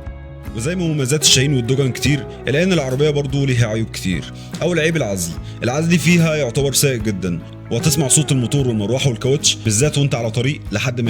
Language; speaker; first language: Arabic; native; Arabic